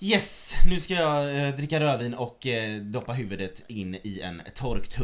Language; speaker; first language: Swedish; native; Swedish